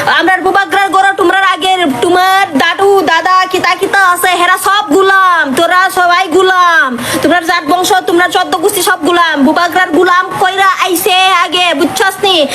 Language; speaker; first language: Bangla; non-native, local second language; Kok Borok